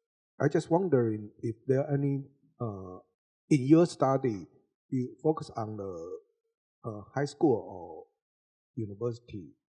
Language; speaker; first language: English; non-native, learner; Chinese